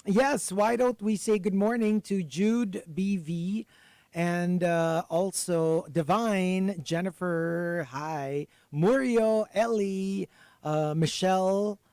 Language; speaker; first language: English; non-native, local second language; Filipino